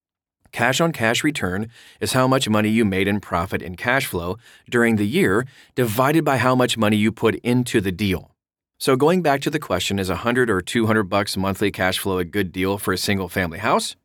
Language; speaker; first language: English; native; English